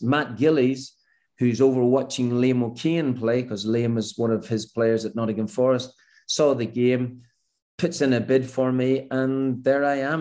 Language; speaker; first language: English; native; English